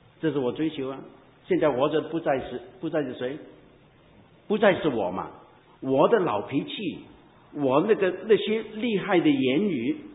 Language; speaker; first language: Chinese; non-native, local second language; Cantonese